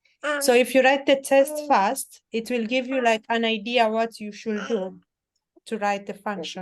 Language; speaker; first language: English; non-native, fluent; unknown